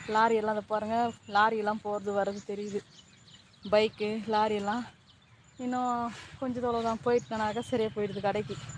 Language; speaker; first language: Tamil; native; Tamil